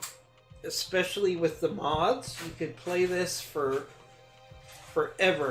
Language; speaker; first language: English; native; English